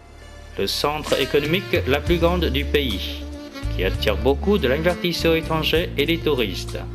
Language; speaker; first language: French; non-native, fluent; Vietnamese